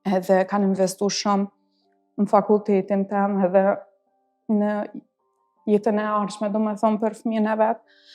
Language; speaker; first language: Albanian; early bilingual, heritage; Albanian